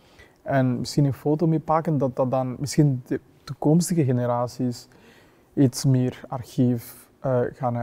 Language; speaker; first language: Dutch; non-native, fluent; Kinyarwanda